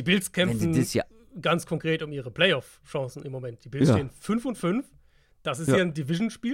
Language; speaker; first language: German; native; German